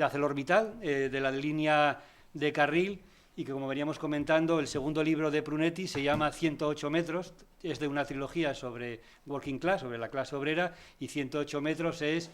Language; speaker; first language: Spanish; native; Spanish